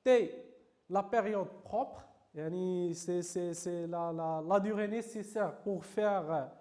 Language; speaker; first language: French; non-native, local second language; Arabic